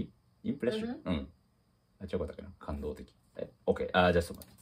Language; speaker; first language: English; non-native, learner; Japanese